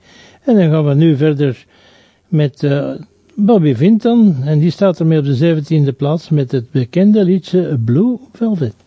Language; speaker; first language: Dutch; native; Dutch